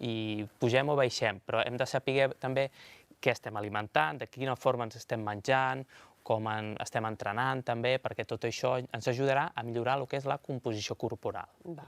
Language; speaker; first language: Catalan; native; Catalan